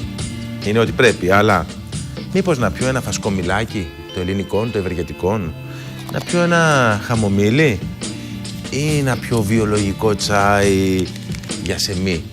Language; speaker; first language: Greek; native; Greek